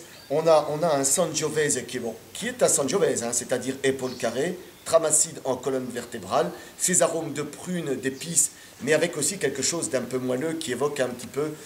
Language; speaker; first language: French; native; French